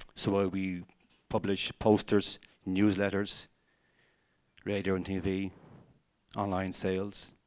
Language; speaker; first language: English; native; English